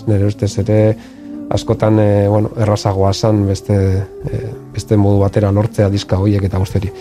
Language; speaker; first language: Basque; native; Basque